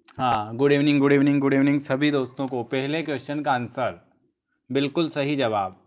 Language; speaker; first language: Hindi; native; Hindi